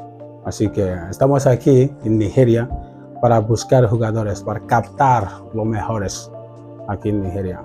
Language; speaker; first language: Spanish; non-native, fluent; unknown